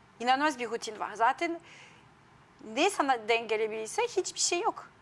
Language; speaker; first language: Turkish; non-native, fluent; French